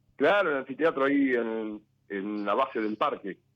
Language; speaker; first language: Spanish; native; Spanish